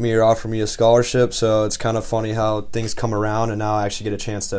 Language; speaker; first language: English; native; English